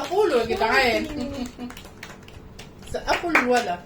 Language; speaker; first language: Arabic; native; Arabic